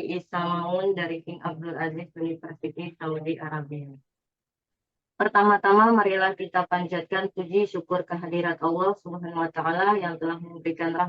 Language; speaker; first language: Indonesian; native; Indonesian